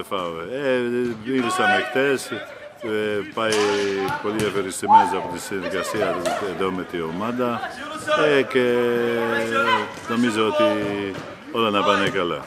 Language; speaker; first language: Greek; non-native, fluent; Polish